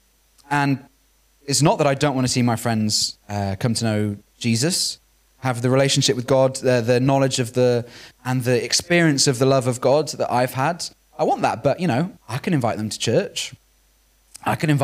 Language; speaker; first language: English; native; English